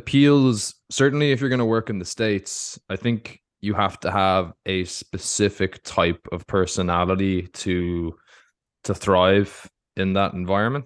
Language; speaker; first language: English; native; English